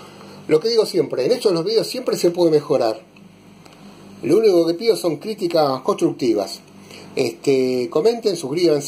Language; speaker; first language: Spanish; native; Spanish